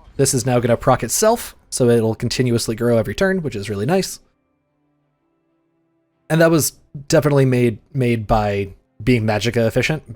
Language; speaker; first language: English; native; English